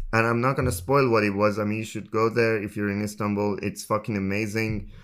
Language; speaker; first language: English; non-native, fluent; Persian